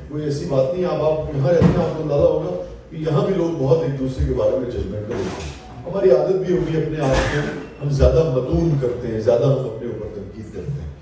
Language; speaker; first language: Urdu; non-native, local second language; Punjabi